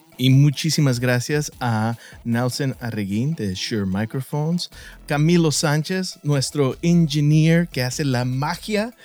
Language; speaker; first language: Spanish; early bilingual, heritage; Spanish